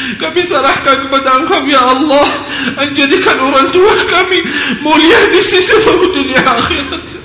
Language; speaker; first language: Indonesian; non-native, fluent; Arabic